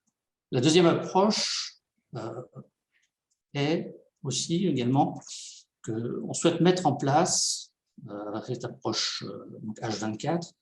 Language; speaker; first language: French; native; French